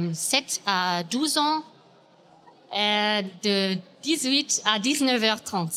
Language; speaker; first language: French; non-native, fluent; German